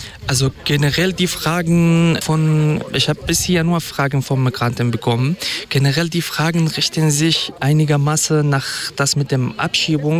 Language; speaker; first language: German; non-native, fluent; Kurdish